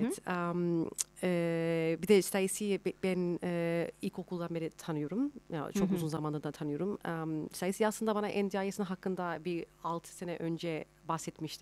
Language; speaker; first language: Turkish; early bilingual, heritage; Turkish